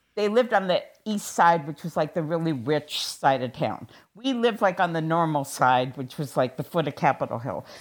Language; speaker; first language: English; native; English